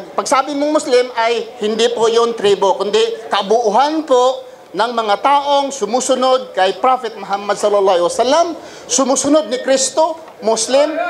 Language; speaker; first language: Filipino; non-native, local second language; Cebuano